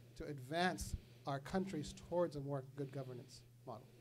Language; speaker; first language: English; native; English